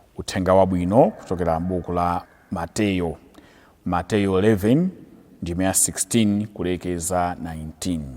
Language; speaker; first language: Nyanja; native; Nyanja